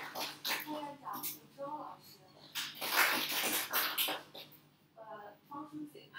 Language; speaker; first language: Chinese; native; Chinese